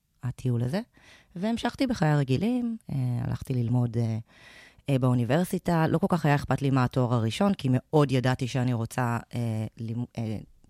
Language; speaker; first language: Hebrew; native; Hebrew